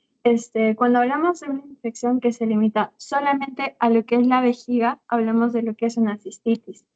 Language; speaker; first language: Spanish; native; Spanish